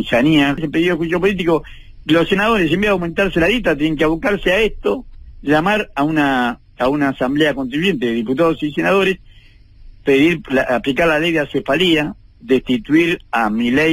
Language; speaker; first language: Spanish; native; Spanish